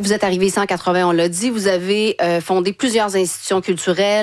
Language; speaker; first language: French; native; French